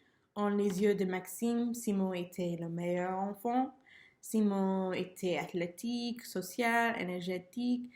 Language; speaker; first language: French; non-native, learner; English